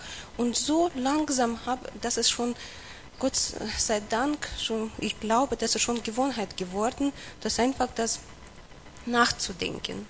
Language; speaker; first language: German; non-native, learner; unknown